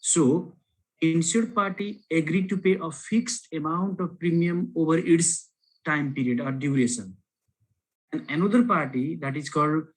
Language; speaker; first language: English; non-native, local second language; Nepali